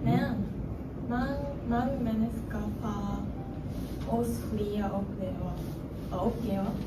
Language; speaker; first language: Danish; non-native, learner; Japanese